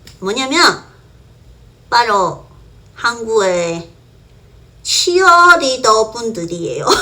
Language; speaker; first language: Korean; non-native, fluent; Chinese